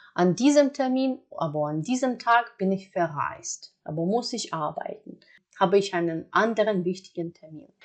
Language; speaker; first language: German; non-native, fluent; Ukrainian